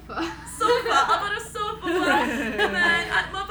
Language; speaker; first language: Arabic; non-native, learner; English